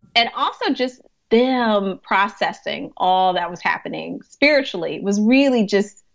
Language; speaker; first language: English; native; English